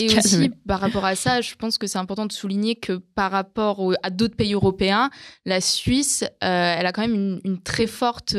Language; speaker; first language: French; native; French